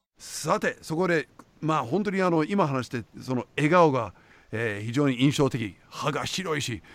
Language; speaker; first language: Japanese; non-native, fluent; English